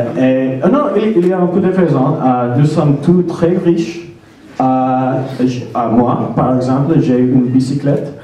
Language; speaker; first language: French; non-native, learner; English